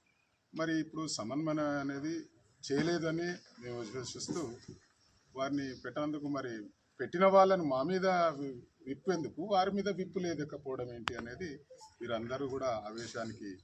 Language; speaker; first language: Telugu; native; Telugu